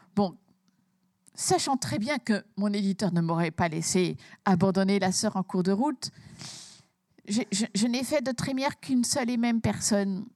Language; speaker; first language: French; early bilingual, heritage; French